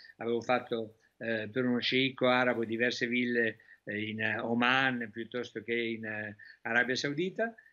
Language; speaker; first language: Italian; native; Italian